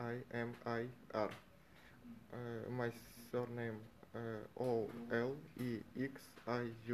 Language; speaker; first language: English; non-native, learner; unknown